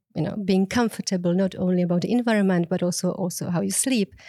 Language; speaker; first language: English; non-native, fluent; Czech